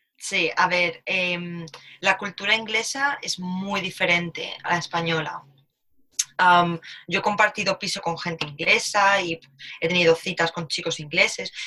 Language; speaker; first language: Spanish; native; Spanish